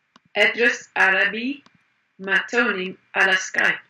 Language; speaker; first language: Arabic; non-native, learner; English